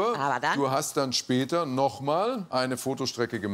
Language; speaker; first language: German; native; German